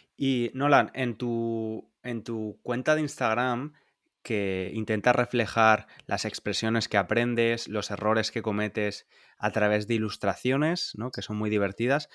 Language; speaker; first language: Spanish; native; Spanish